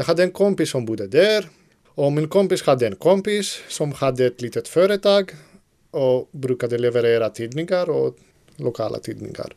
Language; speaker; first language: Swedish; non-native, fluent; Greek